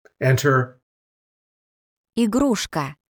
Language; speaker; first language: Russian; non-native, fluent; English